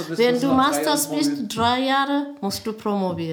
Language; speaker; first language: German; non-native, learner; Amharic